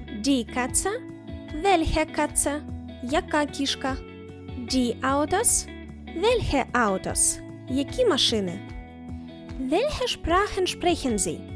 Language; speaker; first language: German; non-native, fluent; Ukrainian